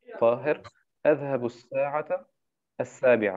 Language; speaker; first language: Arabic; non-native, fluent; German